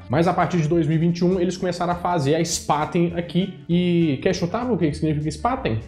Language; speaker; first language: Portuguese; native; Portuguese